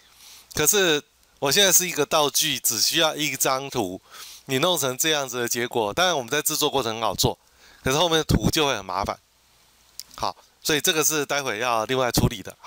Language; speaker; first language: Chinese; native; Chinese